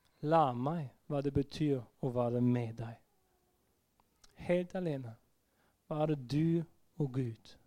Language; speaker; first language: Norwegian; non-native, fluent; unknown